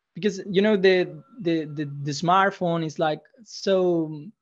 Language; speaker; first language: English; non-native, fluent; Spanish